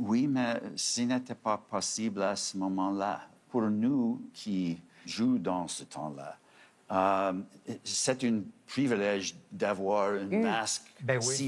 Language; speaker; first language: French; non-native, fluent; English